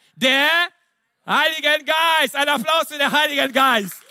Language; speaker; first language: German; non-native, fluent; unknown